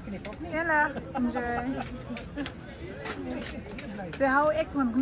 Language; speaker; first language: Dutch; non-native, learner; Tibetan